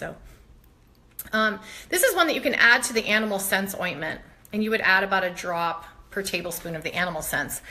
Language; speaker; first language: English; native; English